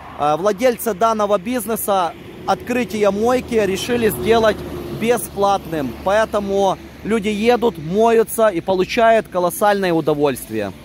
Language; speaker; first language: Russian; non-native, local second language; Ukrainian